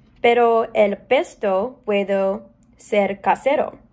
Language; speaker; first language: Spanish; non-native, learner; English